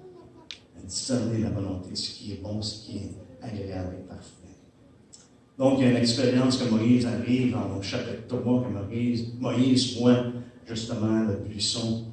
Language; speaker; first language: French; native; French